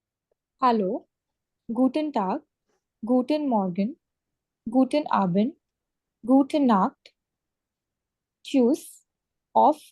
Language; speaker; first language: German; non-native, learner; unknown